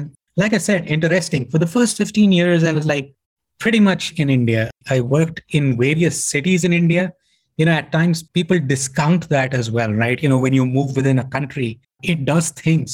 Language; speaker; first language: English; non-native, local second language; Hindi